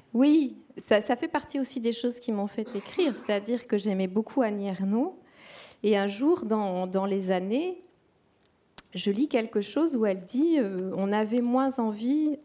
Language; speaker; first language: French; non-native, local second language; Kinyarwanda